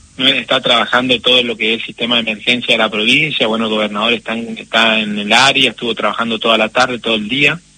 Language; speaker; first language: Spanish; native; Spanish